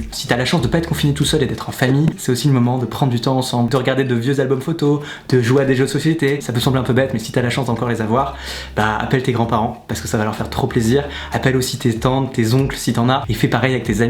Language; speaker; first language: French; native; French